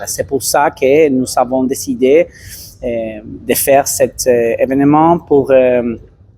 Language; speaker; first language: French; non-native, learner; Spanish